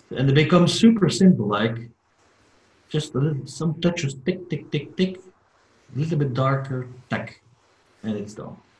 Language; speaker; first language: English; non-native, fluent; Dutch